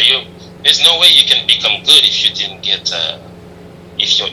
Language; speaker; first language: English; non-native, fluent; French